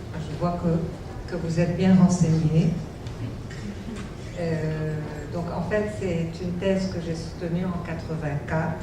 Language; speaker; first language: French; non-native, local second language; Arabic